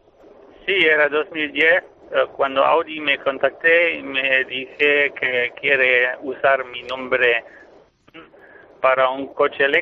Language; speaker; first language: Spanish; non-native, fluent; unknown